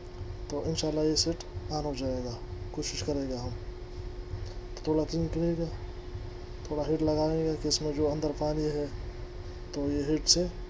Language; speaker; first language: Hindi; non-native, local second language; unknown